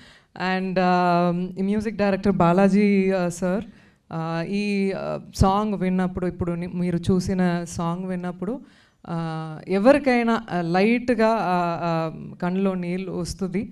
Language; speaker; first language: Telugu; non-native, learner; Tamil